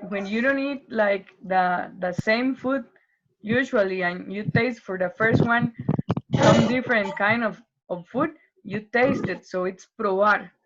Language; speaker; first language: English; non-native, learner; Spanish